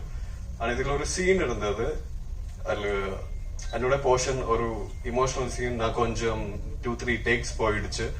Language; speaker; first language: Tamil; non-native, learner; Malayalam